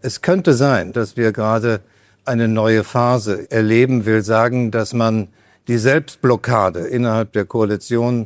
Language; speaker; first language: German; native; German